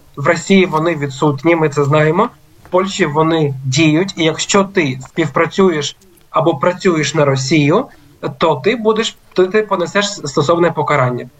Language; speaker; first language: Ukrainian; native; Ukrainian